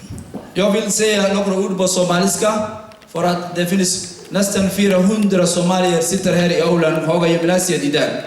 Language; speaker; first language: Swedish; non-native, fluent; Somali